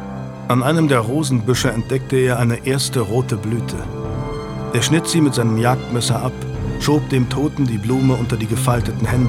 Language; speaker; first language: German; native; German